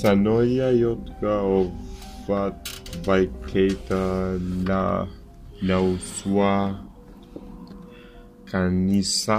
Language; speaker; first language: Finnish; non-native, learner; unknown